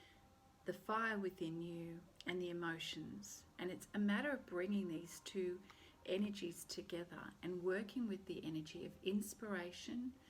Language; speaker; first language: English; native; English